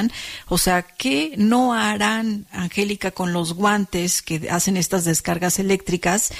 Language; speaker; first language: Spanish; native; Spanish